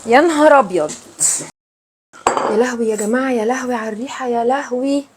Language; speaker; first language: Arabic; native; Arabic